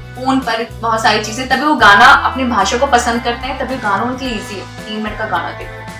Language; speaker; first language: Hindi; native; Hindi